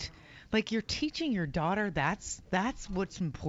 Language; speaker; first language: English; native; English